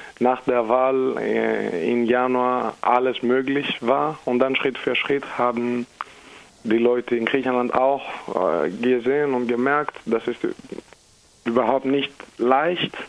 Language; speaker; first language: German; non-native, fluent; Greek